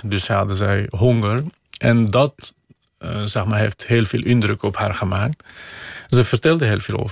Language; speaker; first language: Dutch; non-native, fluent; Kurdish